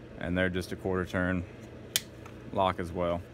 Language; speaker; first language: English; native; English